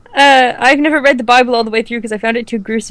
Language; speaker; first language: English; native; English